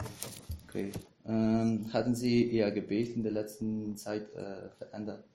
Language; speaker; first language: German; non-native, learner; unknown